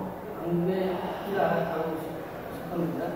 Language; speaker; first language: Korean; non-native, learner; Nepali